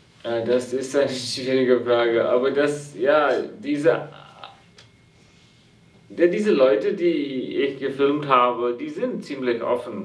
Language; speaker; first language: German; non-native, fluent; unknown